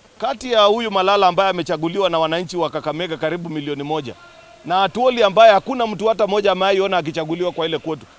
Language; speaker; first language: Swahili; non-native, local second language; Kalenjin